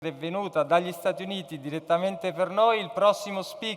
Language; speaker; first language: Italian; native; Italian